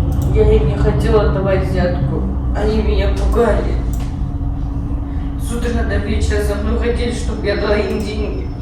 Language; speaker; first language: Russian; non-native, local second language; Kyrgyz